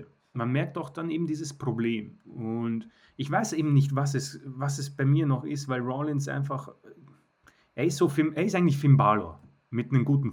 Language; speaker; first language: German; native; German